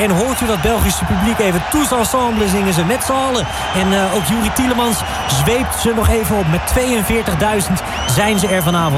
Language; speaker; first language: Dutch; native; Dutch